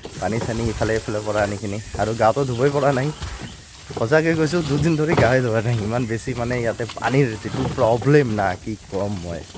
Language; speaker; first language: Assamese; non-native, local second language; Bangla